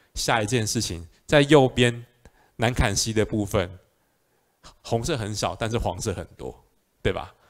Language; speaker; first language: Chinese; native; Chinese